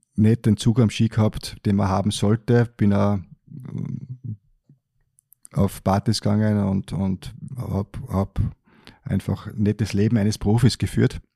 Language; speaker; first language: German; native; German